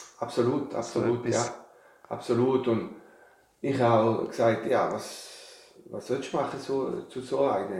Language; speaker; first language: German; non-native, fluent; Italian